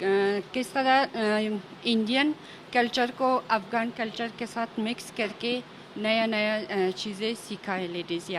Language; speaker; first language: Hindi; non-native, fluent; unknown